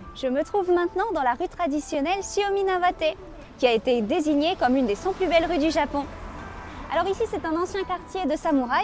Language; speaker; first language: French; native; French